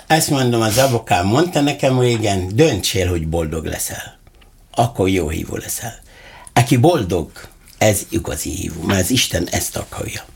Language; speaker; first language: Hungarian; non-native, fluent; Arabic